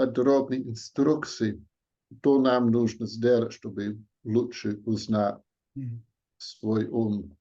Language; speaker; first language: Russian; non-native, fluent; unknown